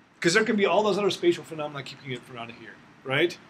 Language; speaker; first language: English; native; English